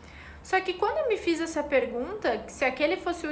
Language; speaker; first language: Portuguese; native; Portuguese